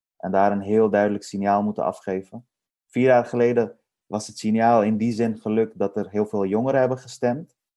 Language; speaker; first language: Dutch; early bilingual, other home language; Persian